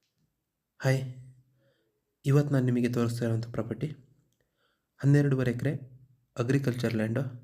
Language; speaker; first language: Kannada; native; Kannada